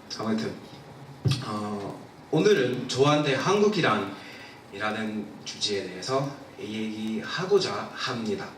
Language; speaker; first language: Korean; non-native, fluent; English